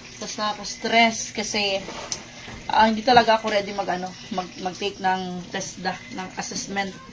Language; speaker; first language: Filipino; non-native, local second language; Cebuano